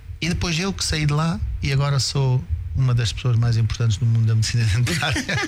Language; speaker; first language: Portuguese; native; Portuguese